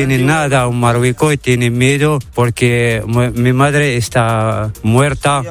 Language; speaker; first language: Spanish; non-native, learner; Arabic